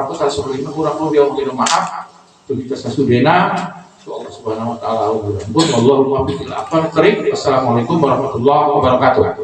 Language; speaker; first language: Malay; non-native, local second language; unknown